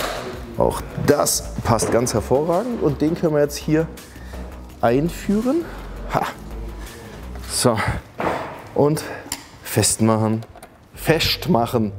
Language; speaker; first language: German; native; German